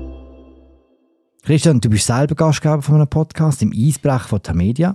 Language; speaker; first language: German; native; German